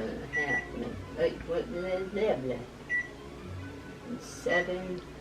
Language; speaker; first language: English; native; English